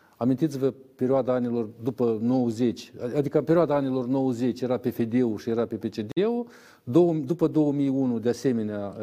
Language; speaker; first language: Romanian; native; Romanian